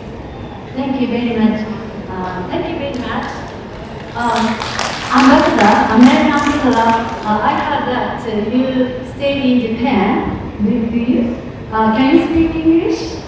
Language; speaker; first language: English; non-native, learner; Japanese